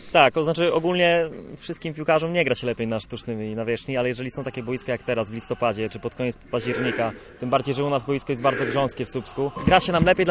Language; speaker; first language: Polish; native; Polish